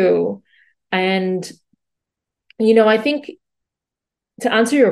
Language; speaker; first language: English; native; English